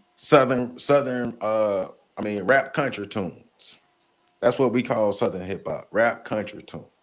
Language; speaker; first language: English; native; English